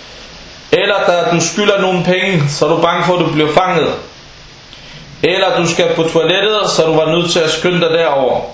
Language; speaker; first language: Danish; non-native, fluent; Arabic